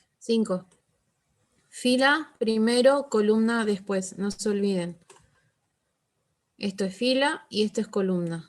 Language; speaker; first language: Spanish; native; Spanish